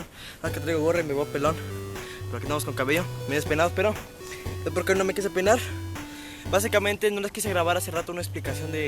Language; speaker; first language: Spanish; native; Spanish